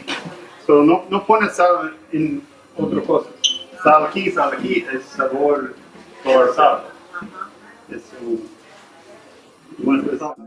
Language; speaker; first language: Spanish; non-native, learner; English